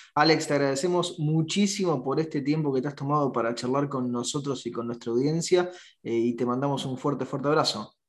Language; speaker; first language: Spanish; native; Spanish